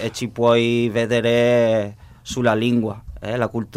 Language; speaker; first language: Italian; non-native, learner; Spanish